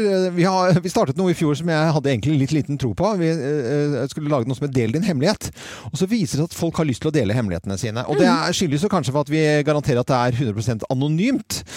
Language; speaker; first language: Norwegian; native; Norwegian